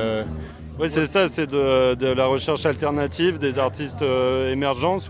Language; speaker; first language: French; native; French